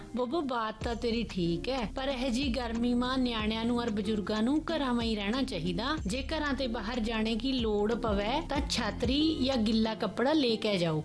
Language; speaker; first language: Punjabi; native; Punjabi